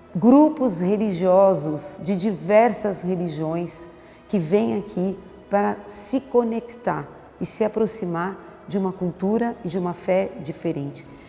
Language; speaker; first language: Portuguese; early bilingual, other home language; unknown